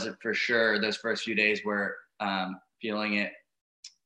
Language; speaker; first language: English; native; English